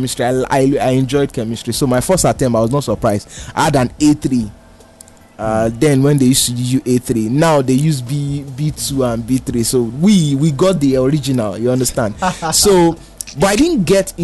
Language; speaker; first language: English; non-native, local second language; Yoruba